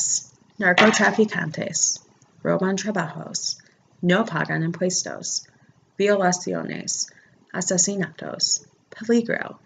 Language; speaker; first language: Spanish; non-native, fluent; English